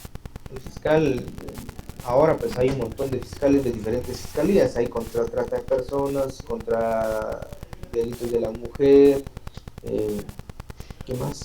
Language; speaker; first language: Spanish; native; Spanish